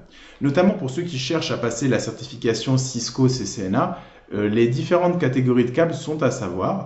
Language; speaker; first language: French; native; French